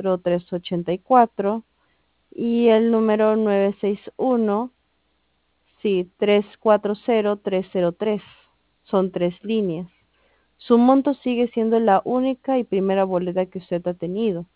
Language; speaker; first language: Spanish; native; Spanish